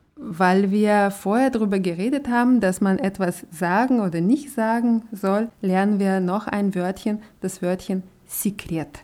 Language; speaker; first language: German; non-native, fluent; Russian